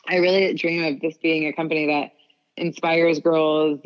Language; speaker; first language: English; native; English